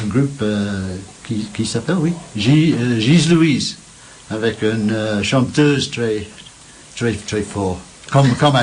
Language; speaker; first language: French; non-native, learner; English